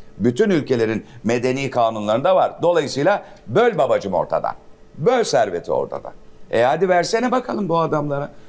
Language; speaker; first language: Turkish; native; Turkish